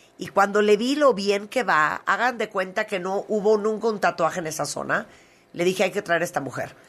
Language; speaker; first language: Spanish; native; Spanish